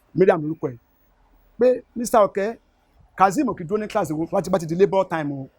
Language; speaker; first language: Yoruba; native; Yoruba